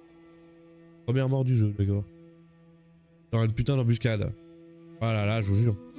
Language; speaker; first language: French; native; French